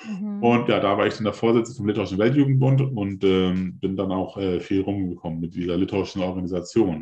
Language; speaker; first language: German; early bilingual, other home language; Lithuanian